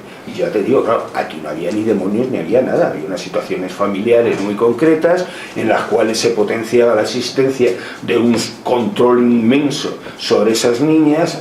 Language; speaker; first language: Spanish; native; Spanish